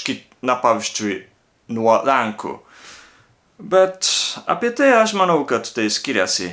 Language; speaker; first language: Lithuanian; non-native, learner; Japanese